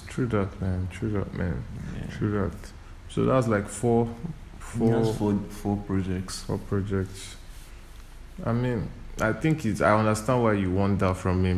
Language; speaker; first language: English; non-native, local second language; Yoruba